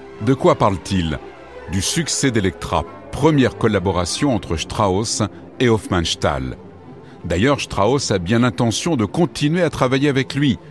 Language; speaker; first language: French; native; French